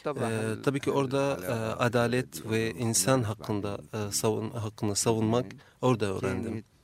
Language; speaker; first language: Turkish; non-native, fluent; Arabic